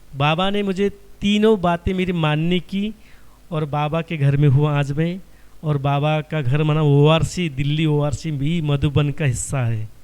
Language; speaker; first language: Hindi; non-native, local second language; Marathi